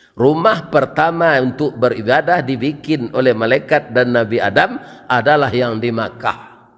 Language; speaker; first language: Malay; non-native, local second language; Minangkabau